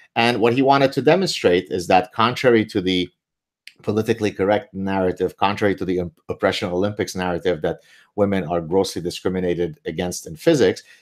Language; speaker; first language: English; early bilingual, other home language; Arabic